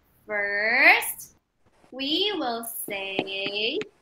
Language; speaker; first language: English; non-native, fluent; Chinese